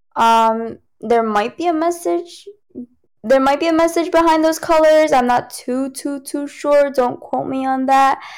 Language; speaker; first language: English; early bilingual, other home language; Cantonese